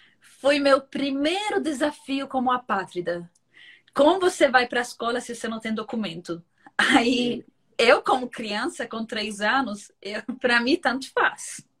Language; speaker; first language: Portuguese; non-native, fluent; Arabic